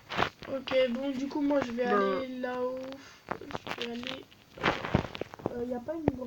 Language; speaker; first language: French; native; French